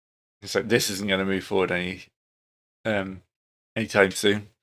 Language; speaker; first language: English; native; English